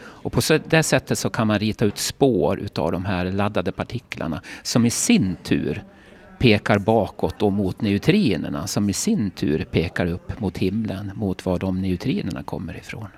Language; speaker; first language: Swedish; native; Swedish